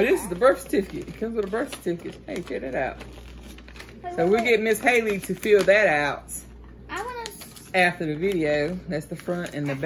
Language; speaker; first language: English; native; English